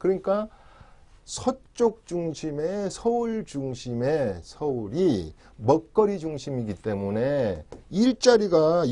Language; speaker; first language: Korean; native; Korean